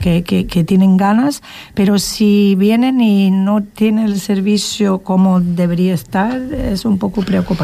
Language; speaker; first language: Spanish; non-native, fluent; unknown